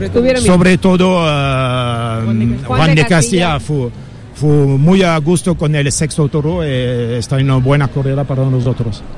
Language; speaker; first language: Spanish; non-native, learner; French